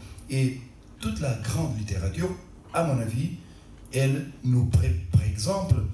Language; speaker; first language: French; non-native, local second language; Portuguese